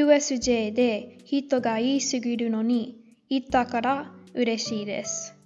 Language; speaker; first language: Japanese; non-native, learner; English